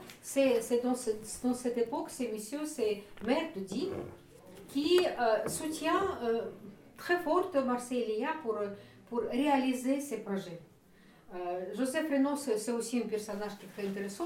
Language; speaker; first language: French; non-native, fluent; Russian